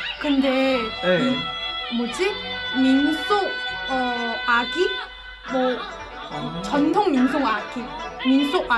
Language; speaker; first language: Korean; non-native, learner; Chinese